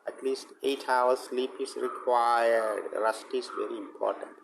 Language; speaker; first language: English; non-native, local second language; Malayalam